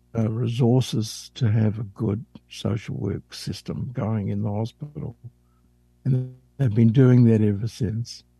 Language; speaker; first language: English; native; English